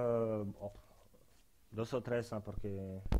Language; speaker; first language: Spanish; non-native, fluent; French